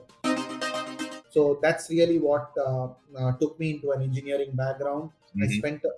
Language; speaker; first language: English; non-native, local second language; Tamil